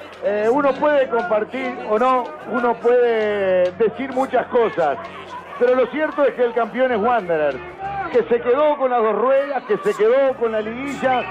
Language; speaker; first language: Spanish; native; Spanish